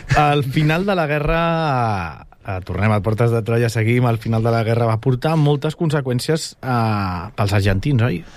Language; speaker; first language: Catalan; native; Catalan